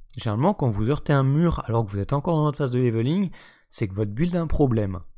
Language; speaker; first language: French; native; French